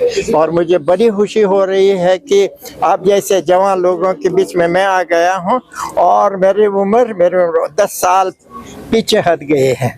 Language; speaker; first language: Hindi; non-native, fluent; Uzbek